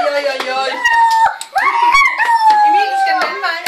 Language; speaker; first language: Danish; native; Danish